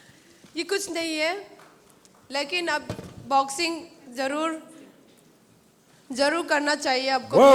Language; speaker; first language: Hindi; non-native, local second language; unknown